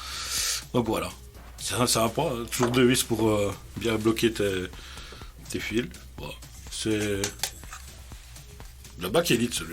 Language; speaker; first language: French; native; French